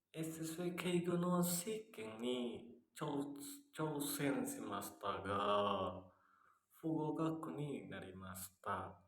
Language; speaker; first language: Japanese; non-native, learner; Indonesian